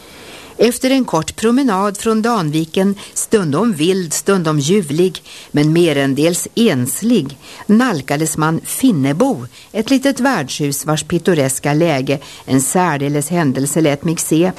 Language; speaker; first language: Swedish; native; Swedish